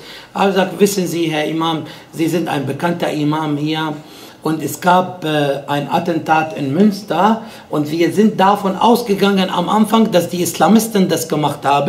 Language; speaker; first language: German; non-native, fluent; Arabic